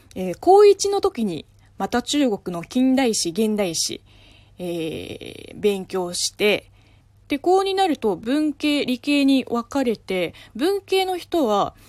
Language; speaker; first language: Japanese; non-native, fluent; Chinese